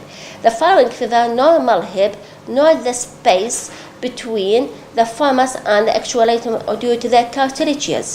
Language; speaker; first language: English; non-native, local second language; Arabic